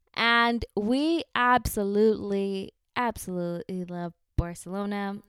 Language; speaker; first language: English; early bilingual, heritage; Spanish